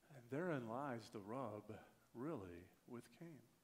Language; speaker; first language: English; native; English